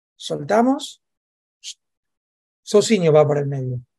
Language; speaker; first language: Spanish; native; Spanish